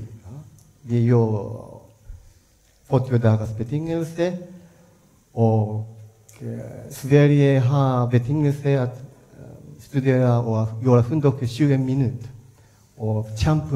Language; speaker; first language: Swedish; non-native, fluent; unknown